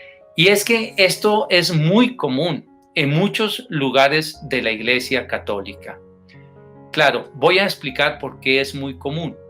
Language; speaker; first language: Spanish; native; Spanish